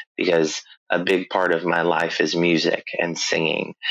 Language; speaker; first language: English; native; English